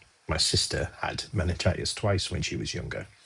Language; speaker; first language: English; native; English